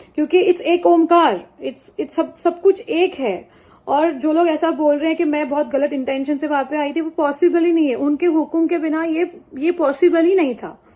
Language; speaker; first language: Hindi; non-native, local second language; Gujarati